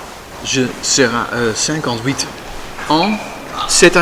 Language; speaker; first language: French; non-native, learner; Dutch